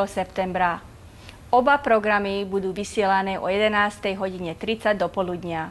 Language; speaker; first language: Slovak; native; Slovak